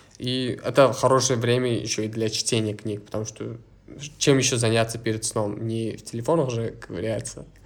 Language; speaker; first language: Russian; non-native, local second language; Uzbek